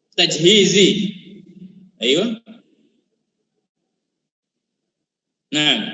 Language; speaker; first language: Arabic; non-native, fluent; Indonesian